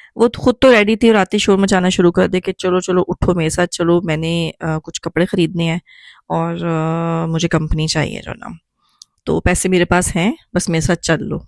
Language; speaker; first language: Urdu; native; Urdu